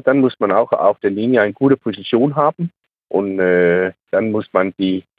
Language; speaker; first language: German; non-native, learner; Danish